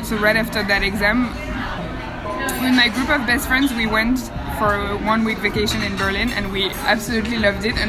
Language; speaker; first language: English; non-native, fluent; French